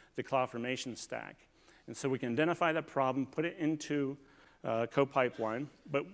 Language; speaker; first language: English; native; English